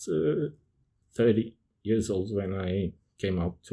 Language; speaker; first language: English; non-native, fluent; Portuguese